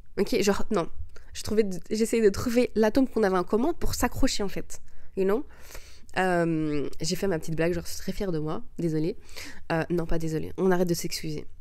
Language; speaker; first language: French; early bilingual, other home language; Arabic